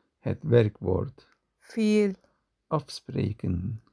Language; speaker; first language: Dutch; non-native, learner; Turkish